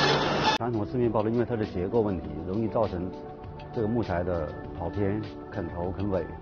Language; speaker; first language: Chinese; native; Chinese